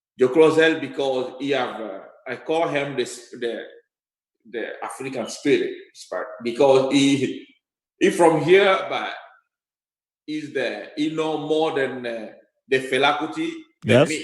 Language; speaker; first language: English; non-native, learner; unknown